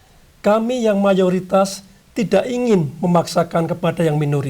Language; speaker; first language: Indonesian; non-native, local second language; Javanese